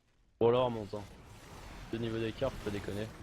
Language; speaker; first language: French; native; French